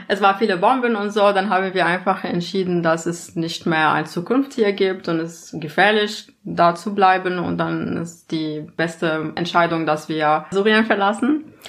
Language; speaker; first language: German; non-native, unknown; Arabic